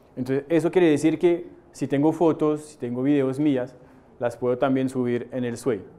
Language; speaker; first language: Spanish; non-native, fluent; French